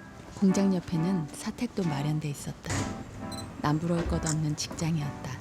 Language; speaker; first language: Korean; native; Korean